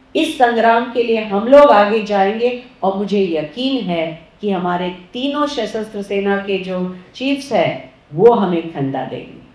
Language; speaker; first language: Hindi; non-native, local second language; Marathi